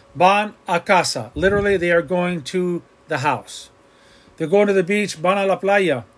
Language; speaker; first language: English; native; English